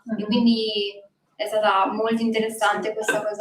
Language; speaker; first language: Italian; native; Italian